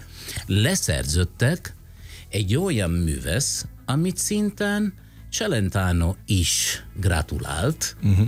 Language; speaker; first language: Hungarian; non-native, fluent; Italian